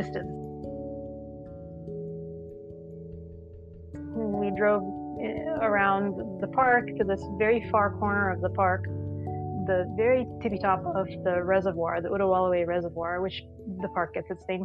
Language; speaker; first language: English; non-native, local second language; Sinhala